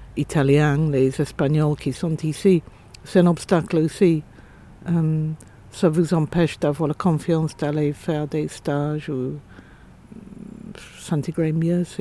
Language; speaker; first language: French; non-native, fluent; English